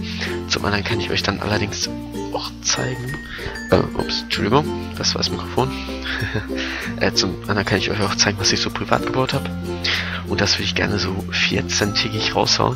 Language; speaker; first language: German; native; German